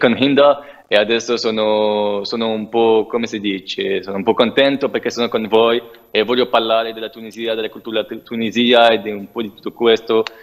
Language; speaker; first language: Italian; non-native, learner; Arabic